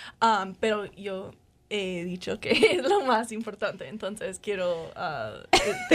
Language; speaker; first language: Spanish; non-native, learner; English